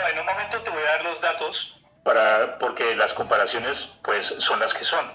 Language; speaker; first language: Spanish; native; Spanish